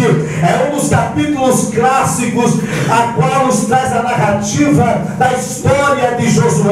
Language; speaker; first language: Portuguese; native; Portuguese